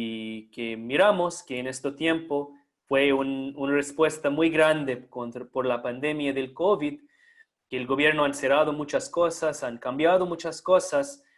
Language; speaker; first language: Spanish; non-native, fluent; English